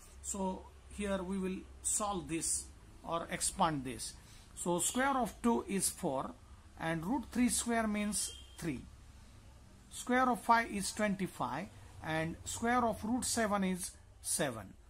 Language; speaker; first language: English; non-native, local second language; Marathi